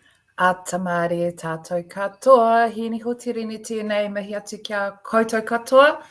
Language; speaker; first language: Māori; non-native, local second language; English